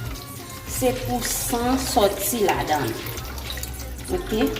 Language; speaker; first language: French; early bilingual, heritage; Haitian Creole